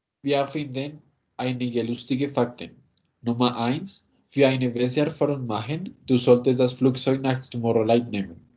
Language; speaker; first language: German; non-native, learner; Spanish